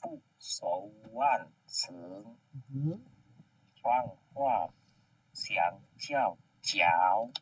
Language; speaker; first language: Chinese; non-native, learner; Indonesian